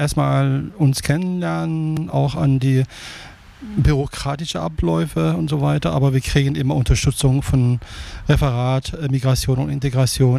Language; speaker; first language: German; non-native, fluent; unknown